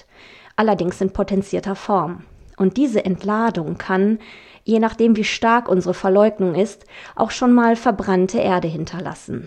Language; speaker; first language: German; native; German